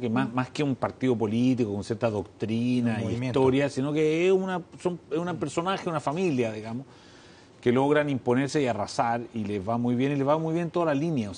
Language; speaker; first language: Spanish; native; Spanish